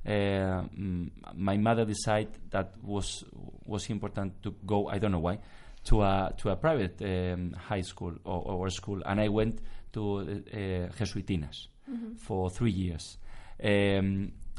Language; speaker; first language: English; non-native, fluent; Spanish